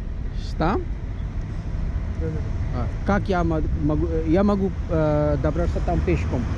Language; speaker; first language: Russian; non-native, learner; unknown